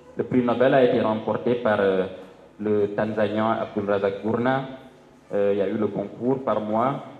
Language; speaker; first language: French; non-native, local second language; Serer